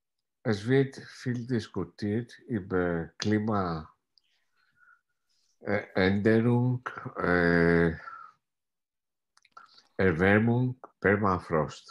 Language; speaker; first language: German; non-native, fluent; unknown